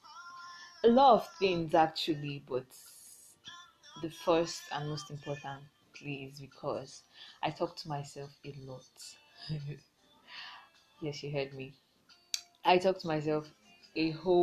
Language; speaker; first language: English; non-native, local second language; Igbo